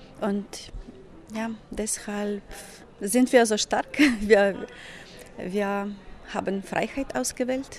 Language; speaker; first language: German; non-native, fluent; Ukrainian